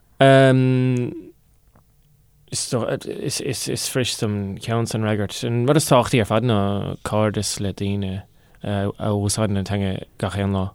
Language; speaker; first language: Irish; non-native, local second language; English